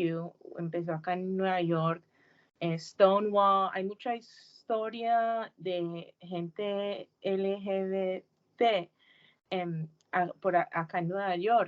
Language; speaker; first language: Spanish; early bilingual, heritage; Spanish